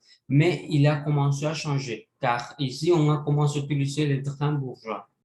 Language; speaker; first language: French; non-native, learner; Spanish